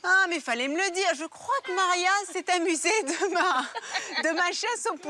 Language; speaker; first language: French; native; French